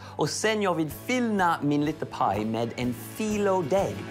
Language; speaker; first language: Swedish; non-native, learner; English